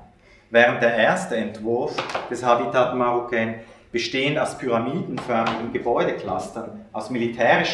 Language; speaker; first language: German; native; German